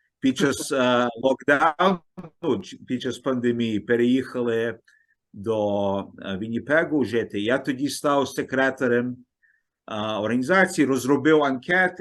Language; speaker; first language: Ukrainian; early bilingual, heritage; Ukrainian